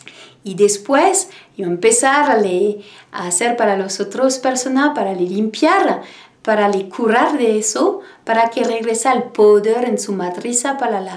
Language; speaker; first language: Spanish; non-native, learner; French